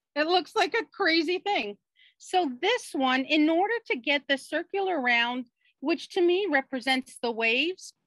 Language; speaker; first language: English; native; English